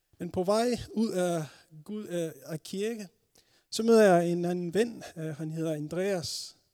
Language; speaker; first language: Danish; non-native, fluent; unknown